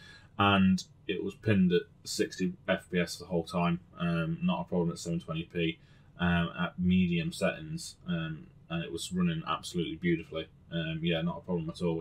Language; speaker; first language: English; native; English